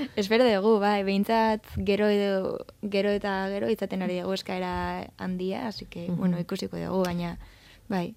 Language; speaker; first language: Basque; native; Basque